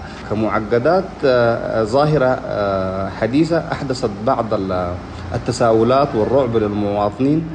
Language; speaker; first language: Arabic; native; Arabic